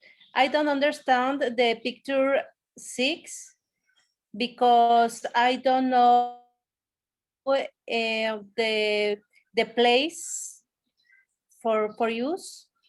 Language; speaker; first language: English; non-native, learner; Spanish